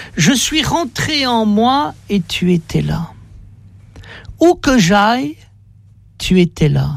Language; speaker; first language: French; native; French